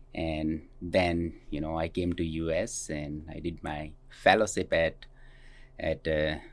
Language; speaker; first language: English; non-native, local second language; Hindi